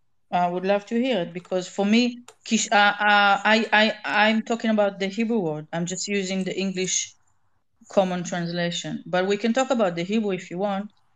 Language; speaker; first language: English; non-native, fluent; Hebrew